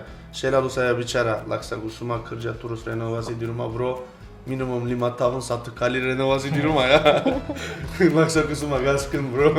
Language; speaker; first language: Indonesian; non-native, learner; Turkish